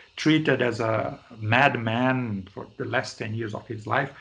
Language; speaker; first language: English; non-native, fluent; Portuguese